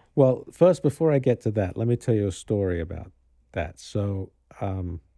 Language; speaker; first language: English; native; English